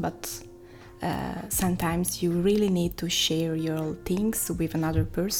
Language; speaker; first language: English; non-native, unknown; Italian